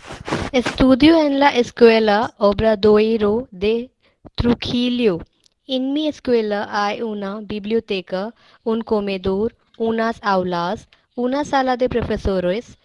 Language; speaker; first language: Spanish; non-native, learner; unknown